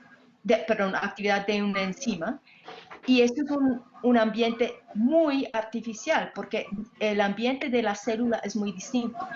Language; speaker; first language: Spanish; non-native, fluent; English